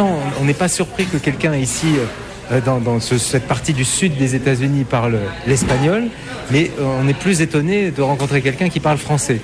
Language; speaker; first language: French; native; French